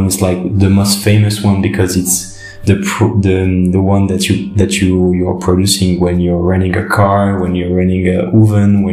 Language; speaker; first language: English; non-native, fluent; French